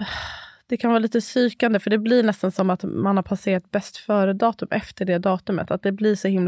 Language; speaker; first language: Swedish; native; Swedish